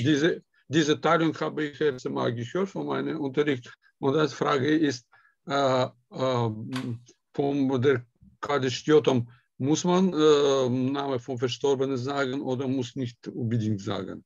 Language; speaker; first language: German; non-native, learner; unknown